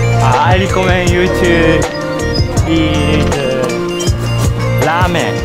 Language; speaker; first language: English; non-native, learner; Japanese